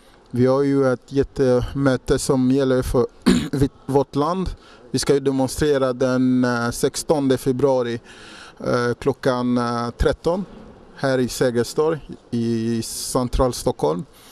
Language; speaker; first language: Swedish; non-native, fluent; Lingala